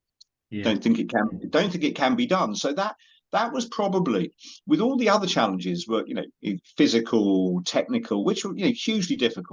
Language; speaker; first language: English; native; English